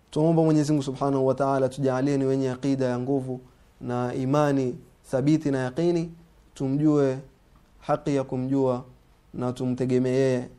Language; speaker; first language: Swahili; native; Swahili